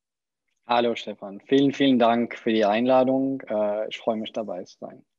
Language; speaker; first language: German; non-native, fluent; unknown